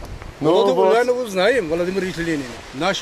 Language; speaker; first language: Russian; non-native, local second language; Tajik